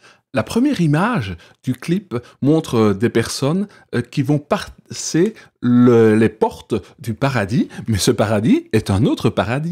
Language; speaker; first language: French; native; French